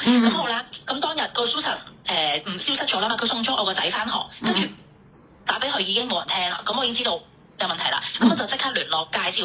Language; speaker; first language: Cantonese; native; Cantonese